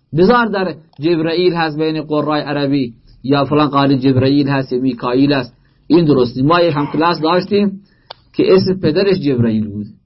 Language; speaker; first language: Persian; native; Persian